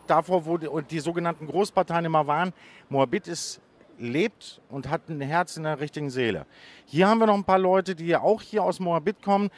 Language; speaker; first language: German; early bilingual, other home language; Greek